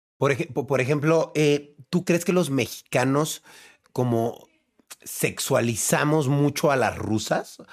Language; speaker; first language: Spanish; native; Spanish